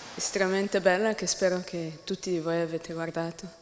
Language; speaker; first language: Italian; non-native, learner; English